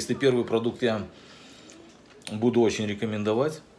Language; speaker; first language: Russian; native; Russian